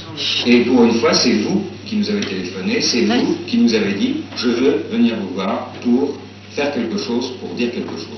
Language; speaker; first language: French; native; French